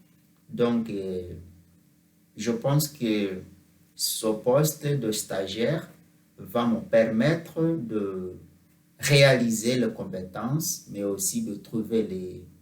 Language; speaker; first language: French; non-native, fluent; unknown